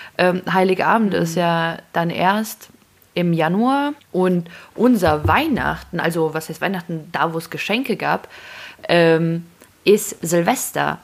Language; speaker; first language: German; early bilingual, other home language; Russian